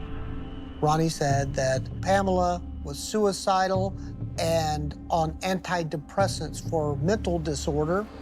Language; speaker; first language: English; native; English